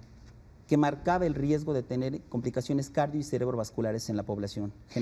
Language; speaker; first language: Spanish; native; Spanish